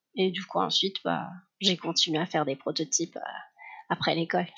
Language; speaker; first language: French; non-native, fluent; Spanish